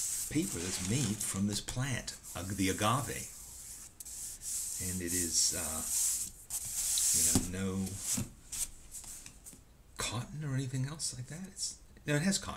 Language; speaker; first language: English; native; English